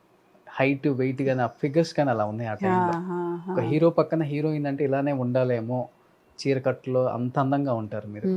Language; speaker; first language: Telugu; native; Telugu